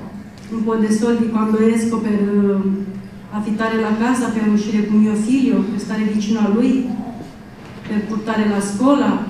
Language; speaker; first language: Italian; non-native, learner; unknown